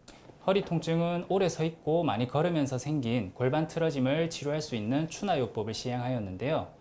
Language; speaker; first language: Korean; native; Korean